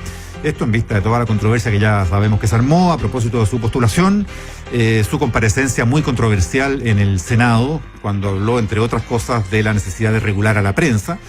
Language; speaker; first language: Spanish; native; Spanish